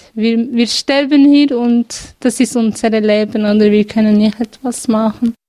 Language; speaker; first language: German; non-native, learner; Kurdish